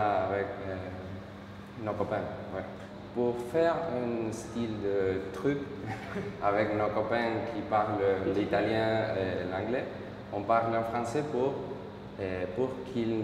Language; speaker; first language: French; non-native, fluent; Spanish